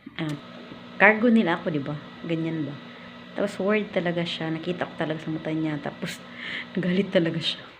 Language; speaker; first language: Filipino; non-native, local second language; Cebuano